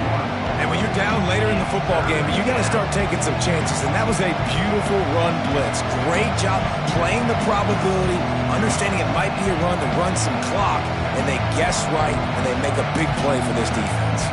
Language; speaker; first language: English; native; English